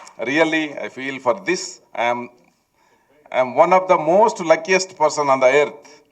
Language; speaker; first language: English; non-native, local second language; Telugu